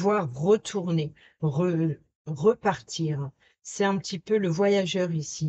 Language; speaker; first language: French; native; French